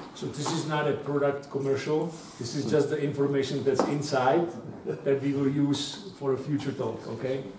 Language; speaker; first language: English; non-native, fluent; Czech